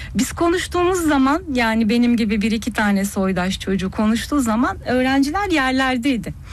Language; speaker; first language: Turkish; early bilingual, heritage; Turkish